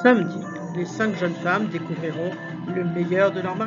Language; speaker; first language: French; native; French